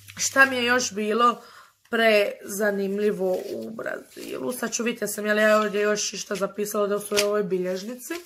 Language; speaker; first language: Croatian; early bilingual, other home language; Portuguese